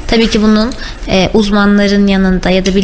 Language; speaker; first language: Turkish; native; Turkish